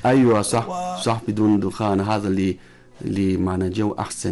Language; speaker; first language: Arabic; non-native, learner; Chinese